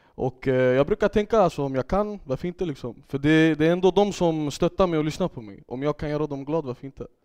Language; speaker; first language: Swedish; early bilingual, other home language; Kurdish